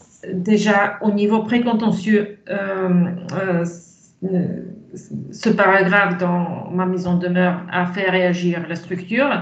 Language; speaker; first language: French; non-native, fluent; Bulgarian